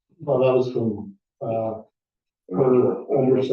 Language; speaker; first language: English; native; English